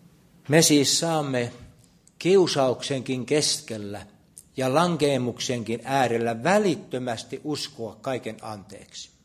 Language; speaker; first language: Finnish; native; Finnish